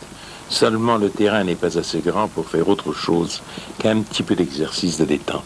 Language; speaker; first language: French; early bilingual, other home language; Russian